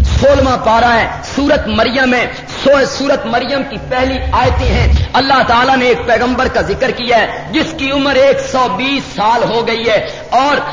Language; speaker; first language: Urdu; non-native, local second language; Punjabi